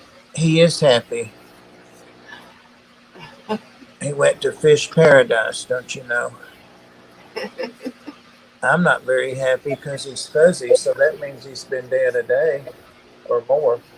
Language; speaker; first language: English; native; English